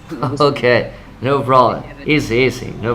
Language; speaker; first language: English; non-native, fluent; Spanish